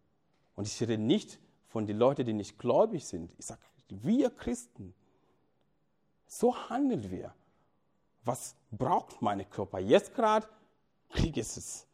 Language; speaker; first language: German; non-native, fluent; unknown